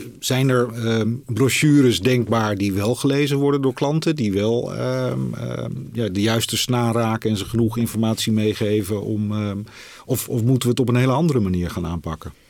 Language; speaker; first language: Dutch; native; Dutch